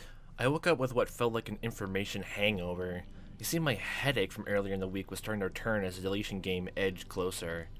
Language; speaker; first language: English; native; English